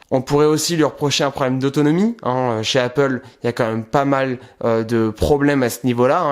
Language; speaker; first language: French; native; French